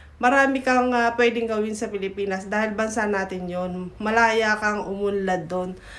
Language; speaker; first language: Filipino; native; Filipino